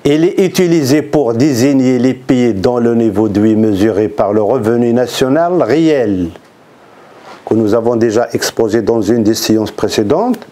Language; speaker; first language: French; non-native, local second language; Arabic